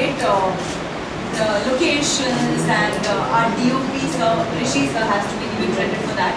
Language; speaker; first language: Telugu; non-native, local second language; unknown